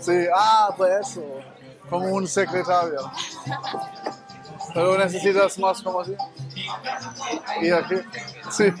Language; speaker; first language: Spanish; non-native, learner; German